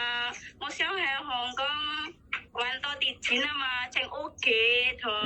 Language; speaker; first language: Cantonese; non-native, learner; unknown